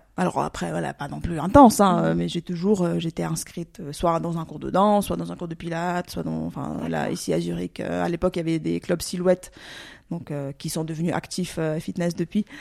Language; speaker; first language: French; early bilingual, other home language; Russian